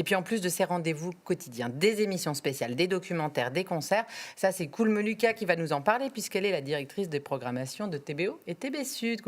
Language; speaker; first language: French; native; French